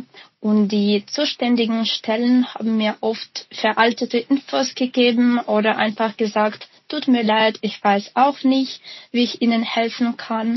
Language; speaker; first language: German; non-native, fluent; Ukrainian